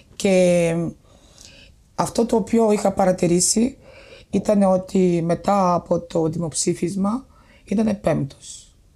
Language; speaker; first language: Greek; non-native, fluent; Bulgarian